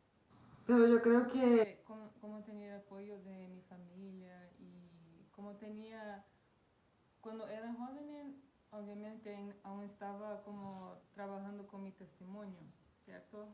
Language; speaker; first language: Spanish; non-native, fluent; Portuguese